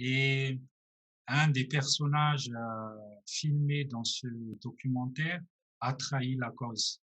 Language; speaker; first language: French; non-native, local second language; Malagasy